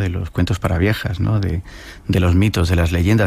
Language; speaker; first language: Spanish; native; Spanish